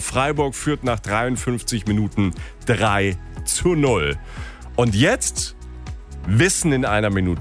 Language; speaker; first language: German; native; German